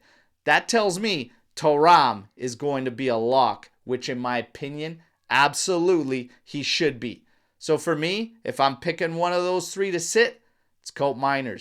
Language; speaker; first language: English; native; English